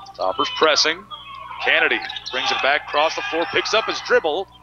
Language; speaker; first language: English; native; English